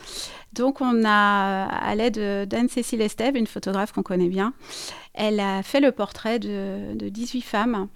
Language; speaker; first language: French; native; French